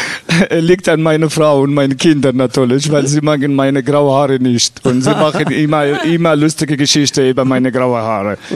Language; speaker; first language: German; non-native, learner; Arabic